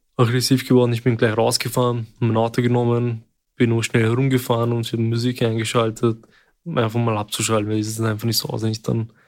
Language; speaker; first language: German; early bilingual, other home language; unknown